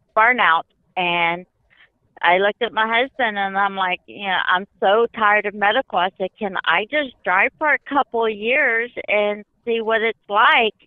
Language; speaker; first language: English; native; English